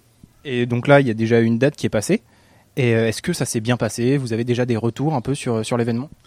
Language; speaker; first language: French; native; French